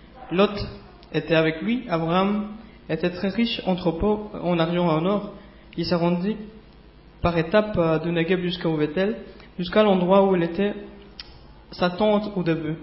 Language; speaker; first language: French; native; French